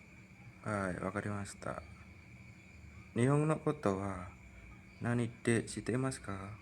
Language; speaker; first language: Japanese; non-native, fluent; Indonesian